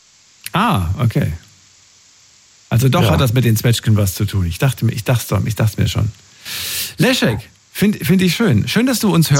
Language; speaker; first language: German; native; German